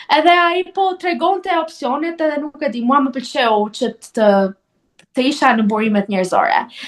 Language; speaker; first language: Albanian; native; Albanian